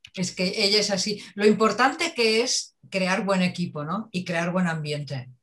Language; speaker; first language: Spanish; native; Spanish